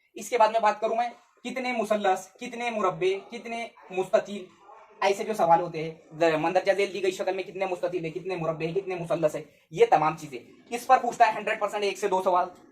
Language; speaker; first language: Hindi; native; Hindi